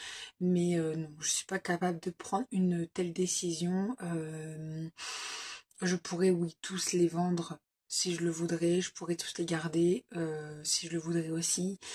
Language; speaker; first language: French; native; French